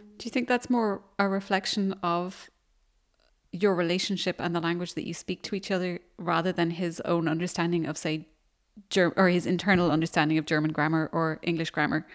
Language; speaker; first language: English; native; English